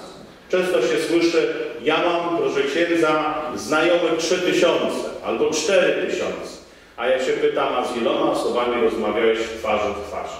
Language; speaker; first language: Polish; native; Polish